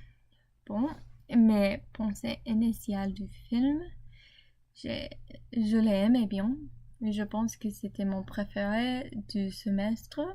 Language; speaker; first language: French; non-native, learner; English